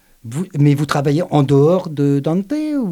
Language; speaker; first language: French; native; French